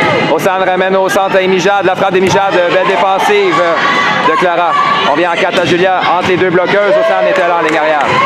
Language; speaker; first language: French; native; French